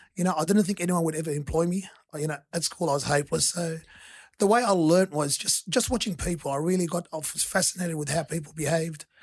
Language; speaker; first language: English; early bilingual, other home language; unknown